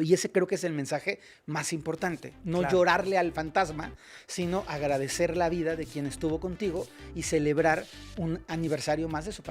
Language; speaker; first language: Spanish; native; Spanish